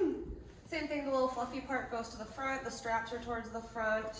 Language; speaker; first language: English; native; English